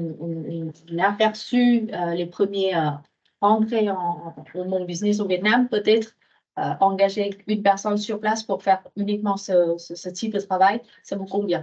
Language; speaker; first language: French; non-native, fluent; Vietnamese